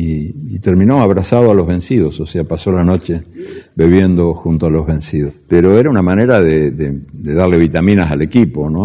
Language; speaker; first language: Spanish; native; Spanish